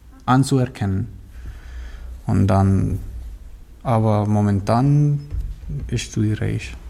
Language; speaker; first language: German; non-native, learner; Spanish